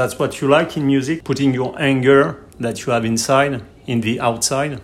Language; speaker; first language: English; non-native, fluent; French